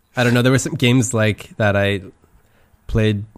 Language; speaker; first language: English; native; English